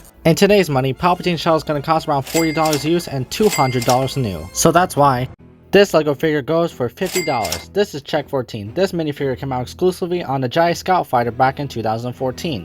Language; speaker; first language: English; native; English